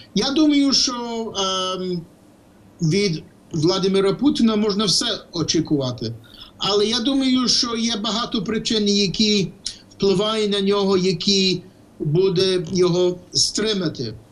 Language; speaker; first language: Ukrainian; early bilingual, heritage; Ukrainian